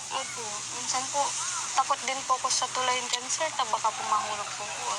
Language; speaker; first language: Filipino; non-native, local second language; Iloko